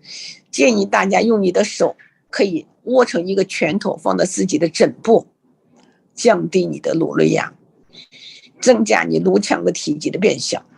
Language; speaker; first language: Chinese; native; Chinese